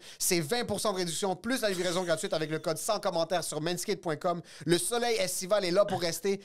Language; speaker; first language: French; native; French